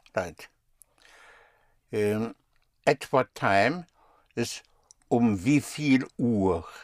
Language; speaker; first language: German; non-native, fluent; English